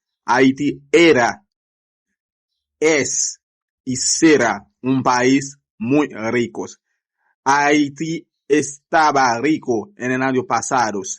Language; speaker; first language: Spanish; non-native, fluent; Haitian Creole